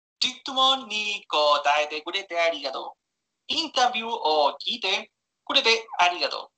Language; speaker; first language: Japanese; non-native, learner; Spanish